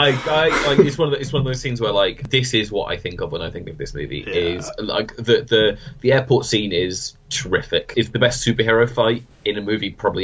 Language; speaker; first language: English; native; English